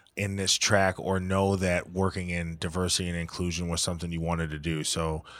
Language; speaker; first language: English; native; English